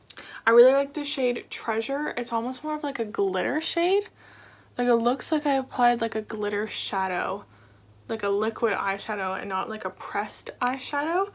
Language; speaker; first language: English; native; English